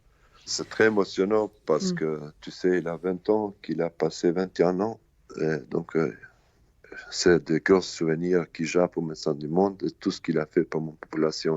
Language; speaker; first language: French; non-native, learner; Albanian